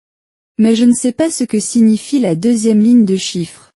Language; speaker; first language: French; non-native, learner; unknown